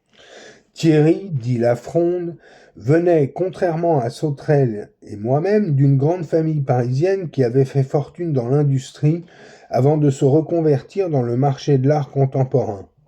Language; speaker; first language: French; native; French